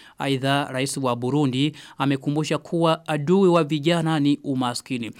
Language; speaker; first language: Swahili; non-native, local second language; Rundi